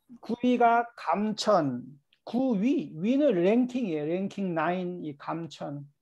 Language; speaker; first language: Korean; native; Korean